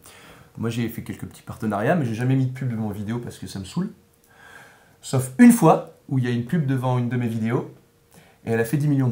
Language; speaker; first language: French; native; French